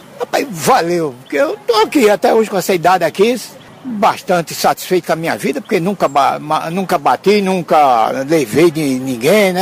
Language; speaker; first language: Portuguese; native; Portuguese